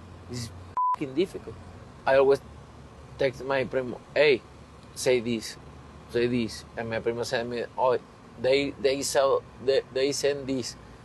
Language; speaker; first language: English; non-native, learner; Spanish